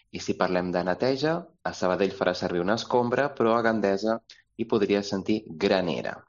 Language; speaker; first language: Catalan; native; Catalan